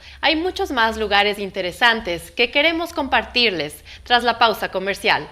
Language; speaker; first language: Spanish; native; Spanish